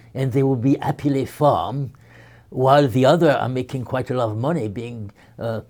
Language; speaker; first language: English; non-native, fluent; French